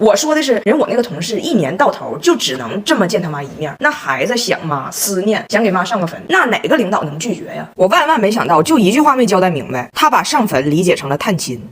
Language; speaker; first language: Chinese; native; Chinese